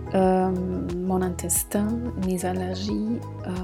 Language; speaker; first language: French; non-native, fluent; German